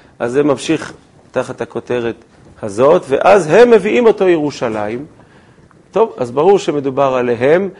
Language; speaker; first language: Hebrew; native; Hebrew